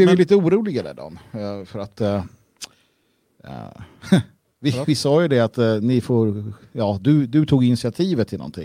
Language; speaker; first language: Swedish; native; Swedish